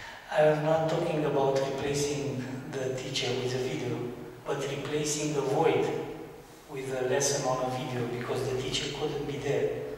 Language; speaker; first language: English; non-native, fluent; Romanian